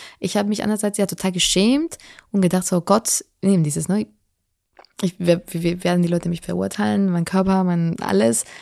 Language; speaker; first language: German; non-native, fluent; Spanish